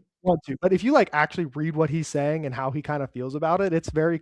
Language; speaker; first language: English; native; English